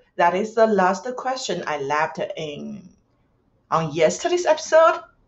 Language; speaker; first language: English; non-native, fluent; Chinese